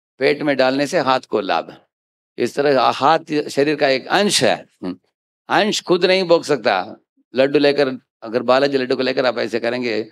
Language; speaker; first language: Hindi; native; Hindi